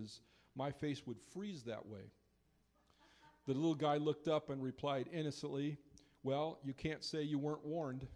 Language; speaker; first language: English; native; English